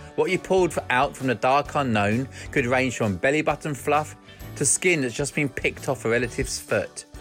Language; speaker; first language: English; native; English